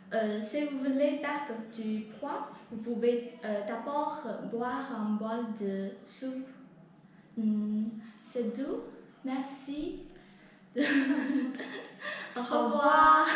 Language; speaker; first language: French; non-native, learner; Chinese